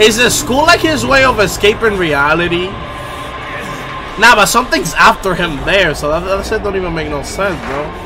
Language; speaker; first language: English; early bilingual, other home language; Spanish